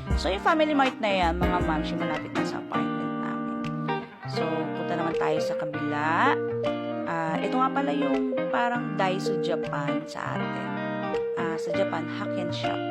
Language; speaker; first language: Filipino; native; Filipino